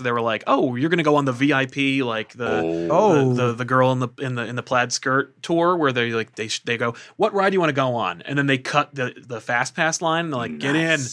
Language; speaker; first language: English; native; English